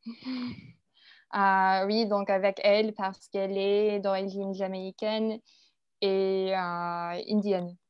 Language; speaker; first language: French; non-native, fluent; English